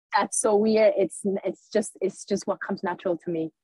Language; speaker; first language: English; early bilingual, other home language; Spanish